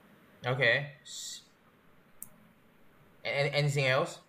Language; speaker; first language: English; non-native, learner; Chinese